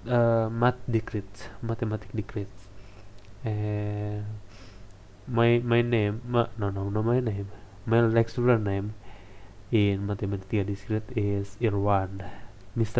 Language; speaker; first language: English; non-native, learner; Indonesian